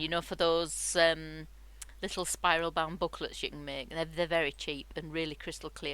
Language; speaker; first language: English; native; English